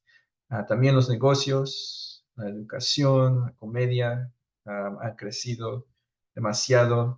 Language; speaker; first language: Spanish; early bilingual, heritage; Spanish